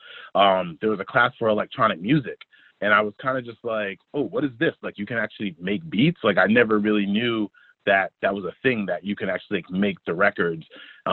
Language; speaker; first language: English; native; English